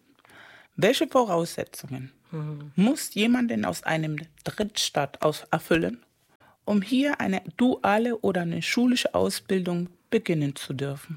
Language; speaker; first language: German; non-native, fluent; Spanish